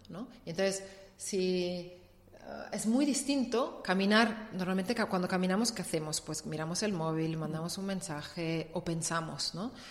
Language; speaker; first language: Spanish; non-native, fluent; Italian